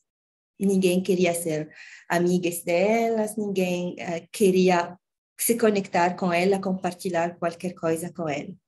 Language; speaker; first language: Portuguese; non-native, learner; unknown